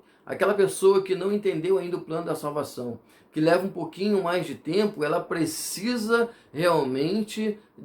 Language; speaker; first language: Portuguese; native; Portuguese